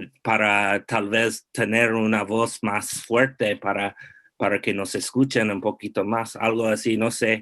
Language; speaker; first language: Spanish; non-native, fluent; English